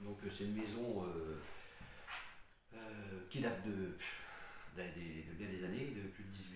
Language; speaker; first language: French; native; French